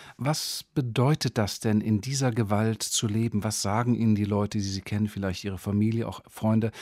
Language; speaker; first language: German; native; German